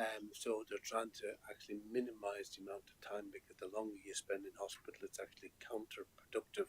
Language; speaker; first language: English; native; English